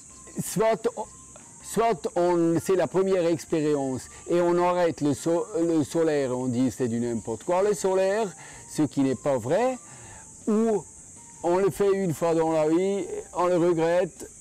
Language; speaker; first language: French; non-native, fluent; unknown